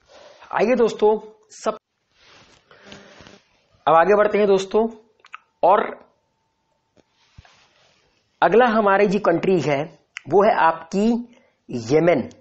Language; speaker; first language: Hindi; native; Hindi